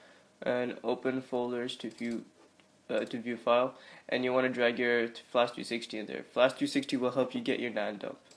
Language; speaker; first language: English; native; English